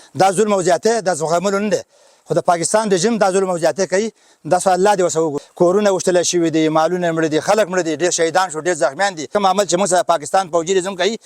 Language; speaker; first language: Pashto; native; Pashto